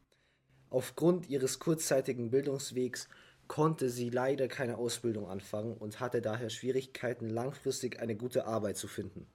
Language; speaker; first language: German; native; German